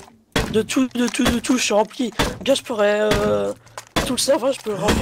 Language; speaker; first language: French; native; French